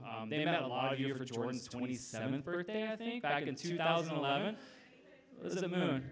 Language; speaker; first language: English; native; English